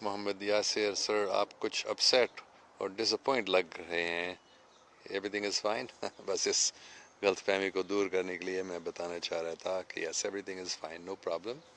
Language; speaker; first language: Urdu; non-native, fluent; English